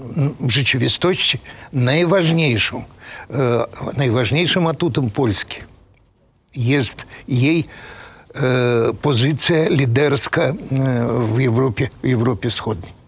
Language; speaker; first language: Polish; non-native, fluent; Russian